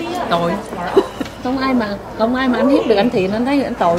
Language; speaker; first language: Vietnamese; native; Vietnamese